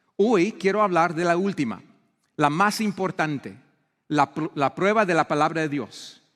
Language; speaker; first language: Spanish; non-native, fluent; English